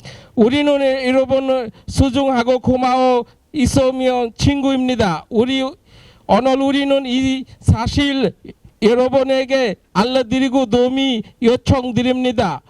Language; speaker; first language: Korean; non-native, learner; Bangla